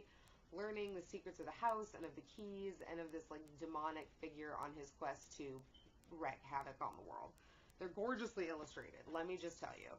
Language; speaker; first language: English; native; English